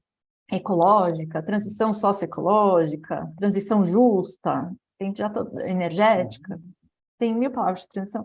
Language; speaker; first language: Portuguese; native; Portuguese